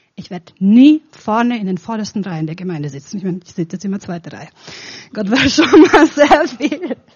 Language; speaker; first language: German; non-native, fluent; Romanian